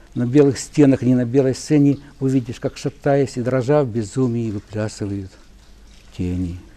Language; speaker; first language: Russian; non-native, local second language; Ukrainian